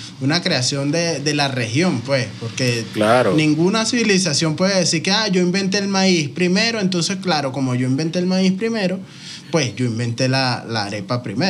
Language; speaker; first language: Spanish; native; Spanish